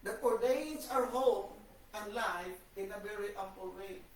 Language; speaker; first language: English; non-native, local second language; Filipino